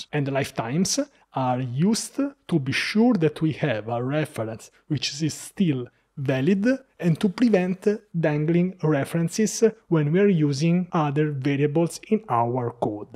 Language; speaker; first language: English; non-native, fluent; Italian